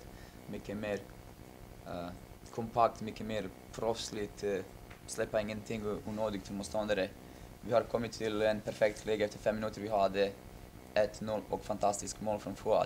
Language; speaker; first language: Swedish; non-native, fluent; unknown